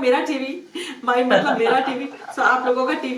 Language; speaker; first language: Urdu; non-native, local second language; Punjabi